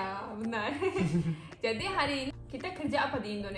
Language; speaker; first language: Indonesian; non-native, learner; Turkish